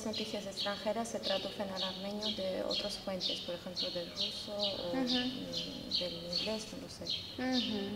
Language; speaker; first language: Spanish; non-native, fluent; Armenian